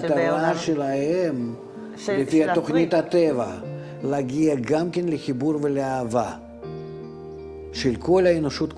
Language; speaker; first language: Hebrew; non-native, fluent; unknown